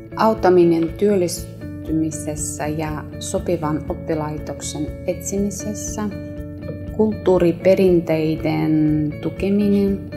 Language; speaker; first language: Finnish; non-native, learner; Ukrainian